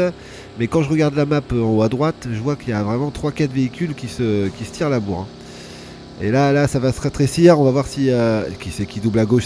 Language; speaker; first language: French; native; French